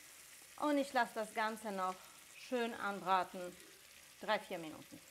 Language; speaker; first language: German; non-native, fluent; Italian